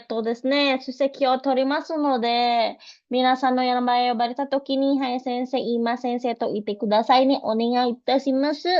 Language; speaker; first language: Japanese; non-native, fluent; Indonesian